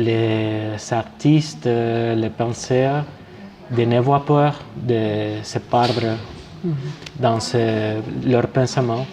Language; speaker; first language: French; non-native, fluent; Spanish